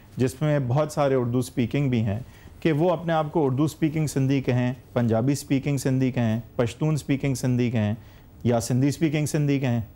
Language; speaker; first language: Urdu; native; Urdu